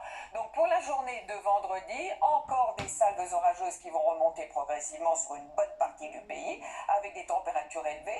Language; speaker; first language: French; native; French